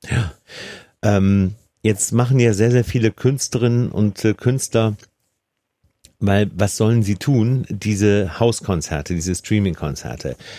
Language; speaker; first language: German; native; German